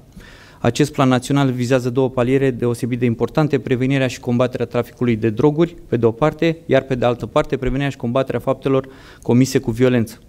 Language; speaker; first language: Romanian; native; Romanian